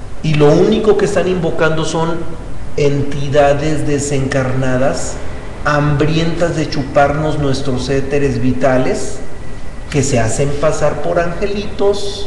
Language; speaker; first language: Spanish; native; Spanish